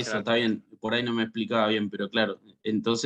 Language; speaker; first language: Spanish; native; Spanish